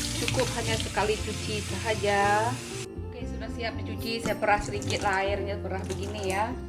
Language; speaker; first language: Malay; non-native, local second language; Iban